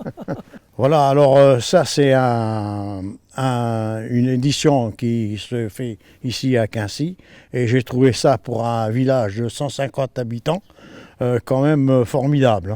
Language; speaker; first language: French; native; French